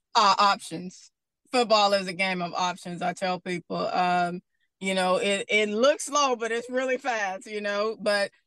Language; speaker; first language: English; native; English